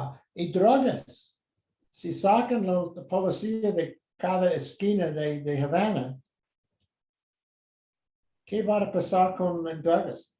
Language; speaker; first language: Spanish; non-native, fluent; English